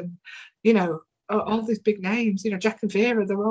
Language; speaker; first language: English; native; English